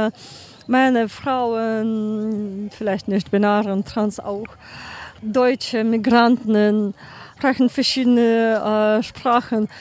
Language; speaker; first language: German; non-native, learner; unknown